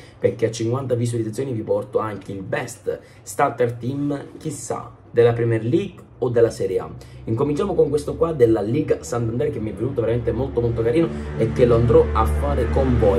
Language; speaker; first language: Italian; native; Italian